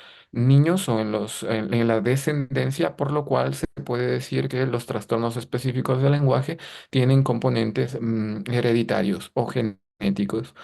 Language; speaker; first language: Spanish; native; Spanish